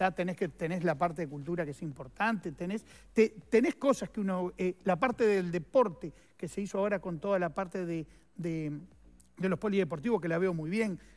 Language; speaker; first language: Spanish; native; Spanish